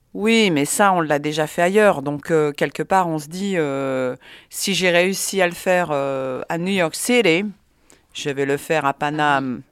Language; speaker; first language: French; native; French